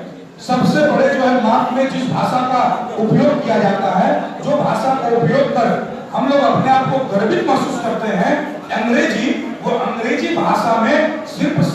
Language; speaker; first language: Hindi; native; Hindi